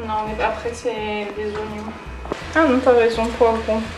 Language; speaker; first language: French; native; French